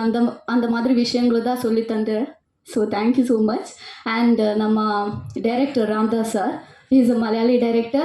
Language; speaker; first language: Tamil; non-native, learner; Malayalam